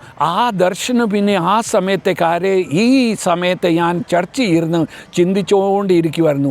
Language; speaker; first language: Malayalam; early bilingual, heritage; Malayalam